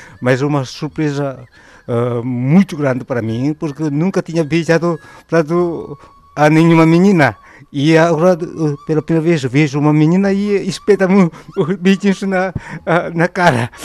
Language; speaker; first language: Portuguese; non-native, fluent; Korean